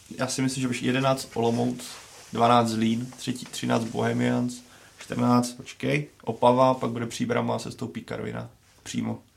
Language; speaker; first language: Czech; native; Czech